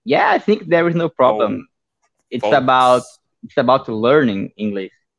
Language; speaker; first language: English; non-native, fluent; Portuguese